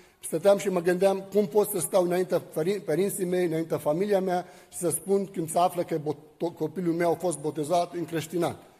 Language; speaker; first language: Romanian; non-native, fluent; Arabic